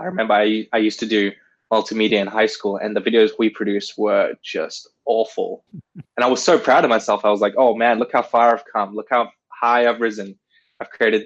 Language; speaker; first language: English; native; English